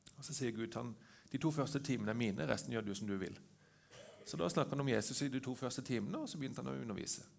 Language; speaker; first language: Norwegian; native; Norwegian